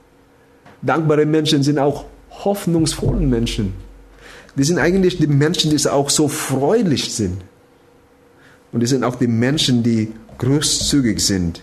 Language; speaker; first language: German; non-native, fluent; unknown